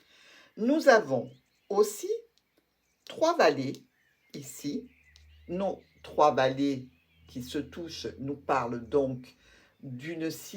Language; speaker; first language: French; native; French